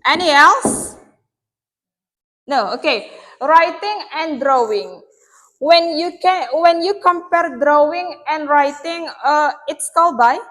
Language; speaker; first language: English; non-native, learner; Indonesian